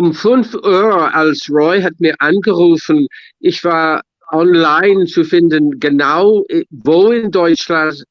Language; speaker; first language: German; non-native, learner; English